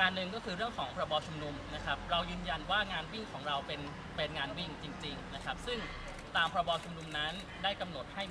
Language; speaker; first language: Thai; native; Thai